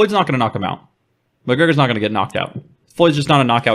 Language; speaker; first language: English; native; English